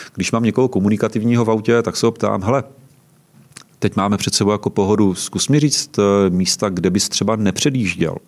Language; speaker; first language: Czech; native; Czech